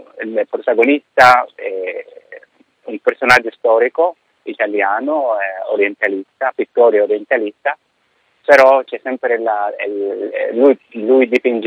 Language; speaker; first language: Italian; non-native, fluent; Arabic